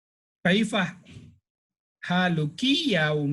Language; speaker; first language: Arabic; non-native, fluent; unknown